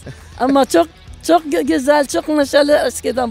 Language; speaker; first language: Turkish; non-native, local second language; Arabic